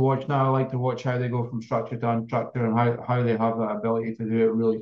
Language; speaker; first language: English; native; English